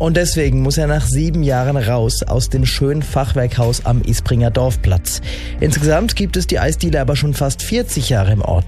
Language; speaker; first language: German; native; German